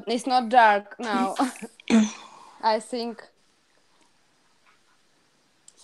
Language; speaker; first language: English; non-native, learner; Russian